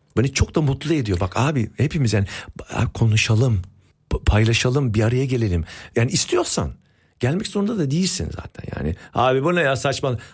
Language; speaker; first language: Turkish; early bilingual, heritage; Turkish